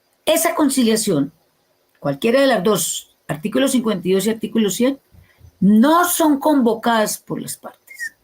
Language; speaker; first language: Spanish; native; Spanish